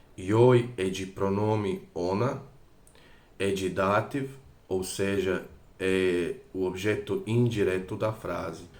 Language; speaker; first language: Portuguese; non-native, fluent; Croatian